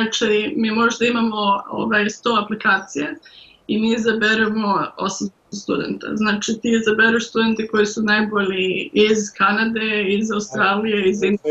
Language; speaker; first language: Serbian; early bilingual, heritage; Serbian